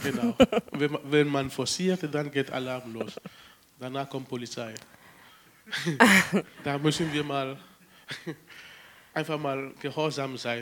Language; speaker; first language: German; non-native, fluent; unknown